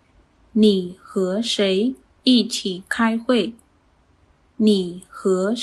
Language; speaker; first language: Chinese; non-native, fluent; Khmer